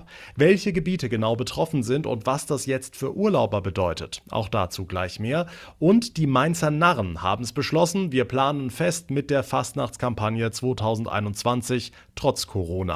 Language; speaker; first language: German; native; German